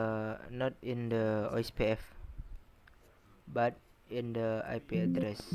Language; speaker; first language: English; non-native, learner; Indonesian